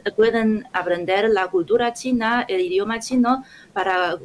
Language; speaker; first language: Spanish; non-native, fluent; Chinese